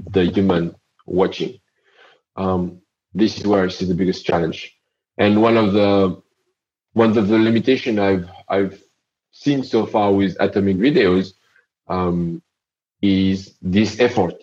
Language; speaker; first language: English; non-native, fluent; French